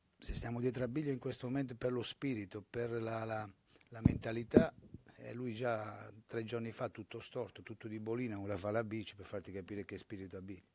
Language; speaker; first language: Italian; native; Italian